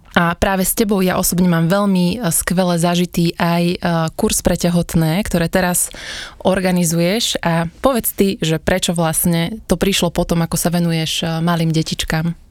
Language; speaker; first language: Slovak; native; Slovak